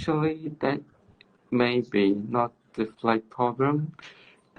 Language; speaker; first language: English; non-native, learner; Cantonese